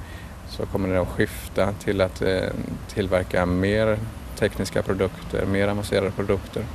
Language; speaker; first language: Swedish; native; Swedish